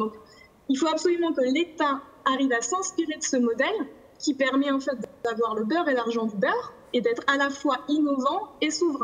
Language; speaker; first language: French; native; French